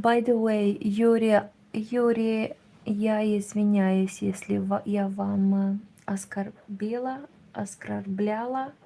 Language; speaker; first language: Russian; non-native, learner; Romanian